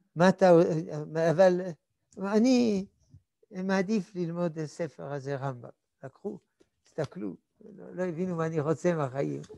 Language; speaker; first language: Hebrew; non-native, fluent; French